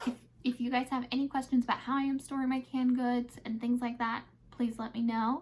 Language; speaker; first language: English; native; English